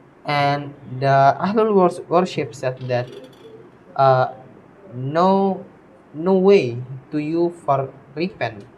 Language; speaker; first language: English; non-native, learner; Indonesian